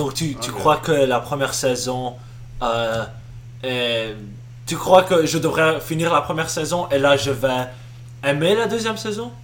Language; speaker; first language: French; non-native, local second language; English